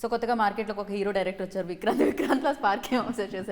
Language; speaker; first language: Telugu; native; Telugu